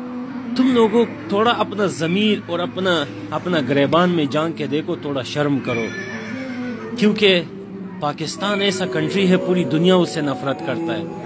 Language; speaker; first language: Hindi; non-native, fluent; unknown